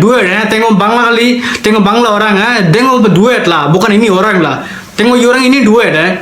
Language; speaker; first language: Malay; non-native, learner; Bangla